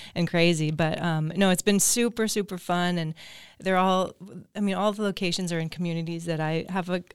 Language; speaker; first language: English; native; English